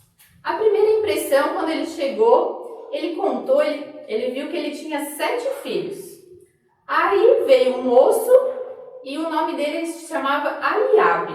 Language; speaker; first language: Portuguese; native; Portuguese